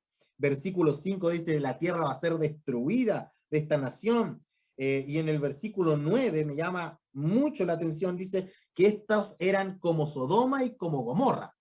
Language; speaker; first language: Spanish; native; Spanish